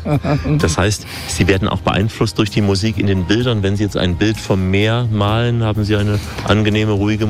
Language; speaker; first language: German; native; German